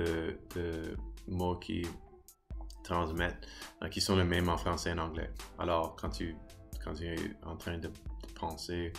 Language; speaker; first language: French; non-native, learner; English